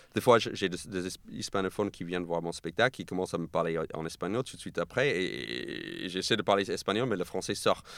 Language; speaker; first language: French; non-native, fluent; English